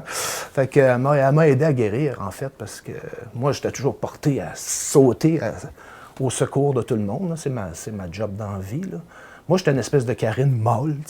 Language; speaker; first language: French; native; French